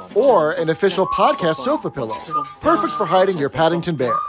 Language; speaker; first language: English; native; English